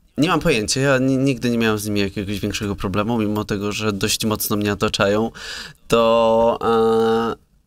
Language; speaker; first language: Polish; native; Polish